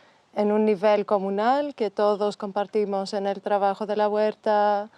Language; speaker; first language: Spanish; non-native, fluent; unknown